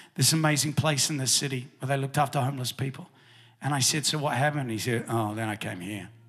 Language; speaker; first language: English; native; English